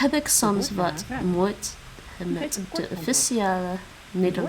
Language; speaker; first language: Dutch; non-native, learner; English